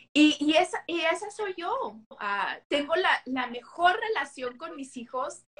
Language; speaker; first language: Spanish; early bilingual, heritage; Spanish